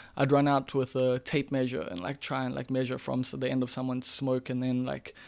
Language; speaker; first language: English; native; English